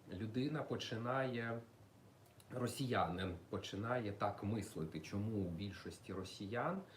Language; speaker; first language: Ukrainian; non-native, local second language; Russian